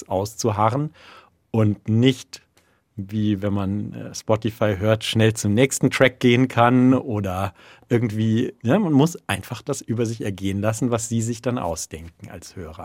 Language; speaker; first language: German; native; German